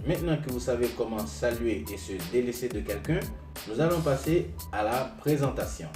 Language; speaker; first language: French; non-native, local second language; Haitian Creole